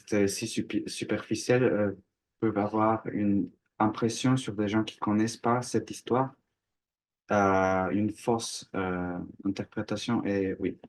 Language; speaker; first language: French; non-native, learner; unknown